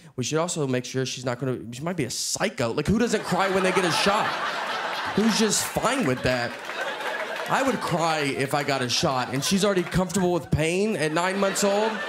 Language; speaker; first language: English; native; English